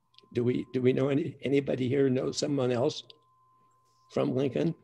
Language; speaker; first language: English; native; English